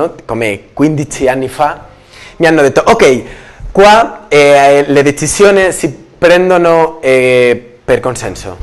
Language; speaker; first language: Italian; non-native, learner; Spanish